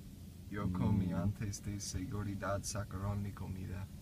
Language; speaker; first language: Spanish; non-native, learner; English